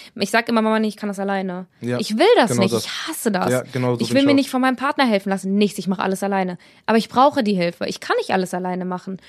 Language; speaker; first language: German; native; German